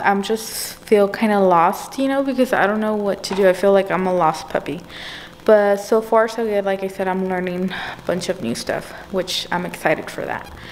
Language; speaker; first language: English; early bilingual, other home language; Spanish